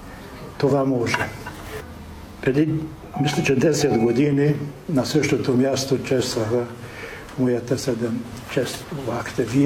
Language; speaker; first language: Bulgarian; non-native, fluent; Hungarian